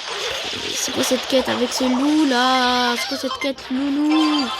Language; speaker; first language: French; native; French